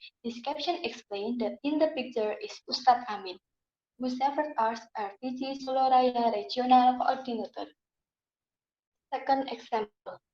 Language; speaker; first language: English; non-native, learner; Indonesian